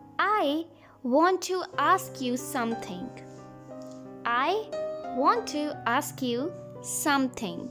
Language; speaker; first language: English; non-native, local second language; Hindi